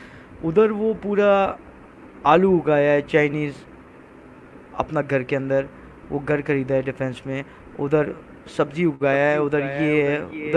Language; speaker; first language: Hindi; non-native, fluent; Bangla